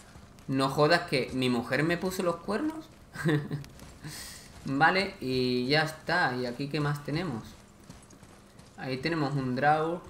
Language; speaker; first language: Spanish; native; Spanish